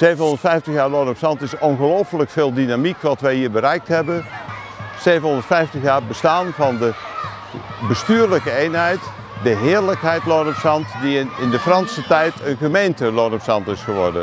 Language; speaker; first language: Dutch; native; Dutch